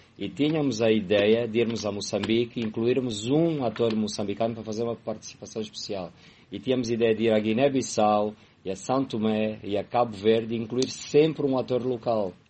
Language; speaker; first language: Portuguese; native; Portuguese